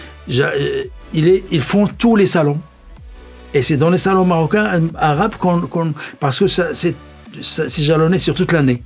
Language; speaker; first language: French; non-native, local second language; Arabic